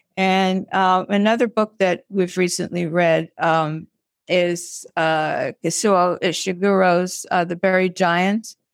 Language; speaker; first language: English; native; English